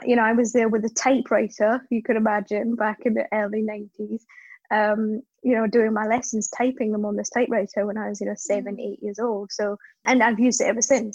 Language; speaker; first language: English; native; English